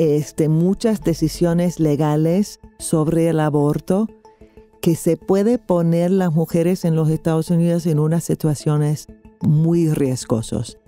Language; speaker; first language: Spanish; non-native, fluent; English